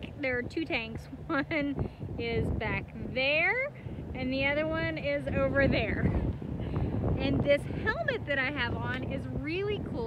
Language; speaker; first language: English; native; English